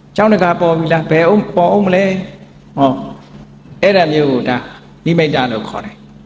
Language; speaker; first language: Burmese; native; Burmese